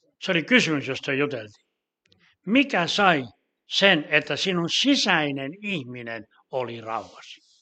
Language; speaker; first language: Finnish; native; Finnish